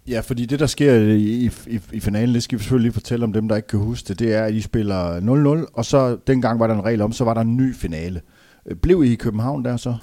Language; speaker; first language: Danish; native; Danish